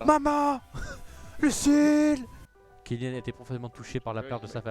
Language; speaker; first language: French; native; French